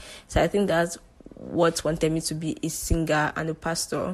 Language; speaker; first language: English; non-native, local second language; Yoruba